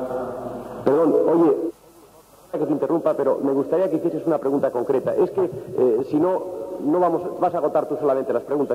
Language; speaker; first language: Spanish; native; Spanish